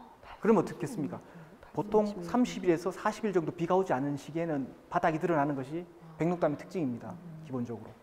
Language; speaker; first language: Korean; native; Korean